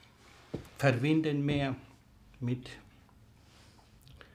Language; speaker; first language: German; non-native, learner; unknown